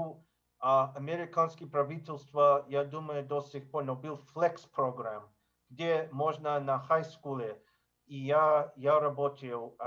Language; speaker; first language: Russian; non-native, learner; English